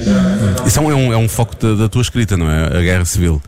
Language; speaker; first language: Portuguese; native; Portuguese